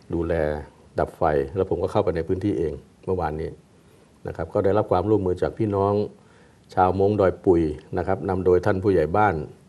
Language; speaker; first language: Thai; native; Thai